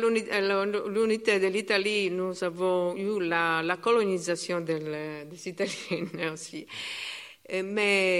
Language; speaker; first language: French; non-native, learner; Italian